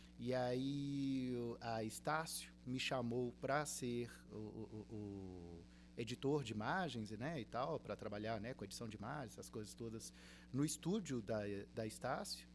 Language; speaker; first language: Portuguese; early bilingual, other home language; Spanish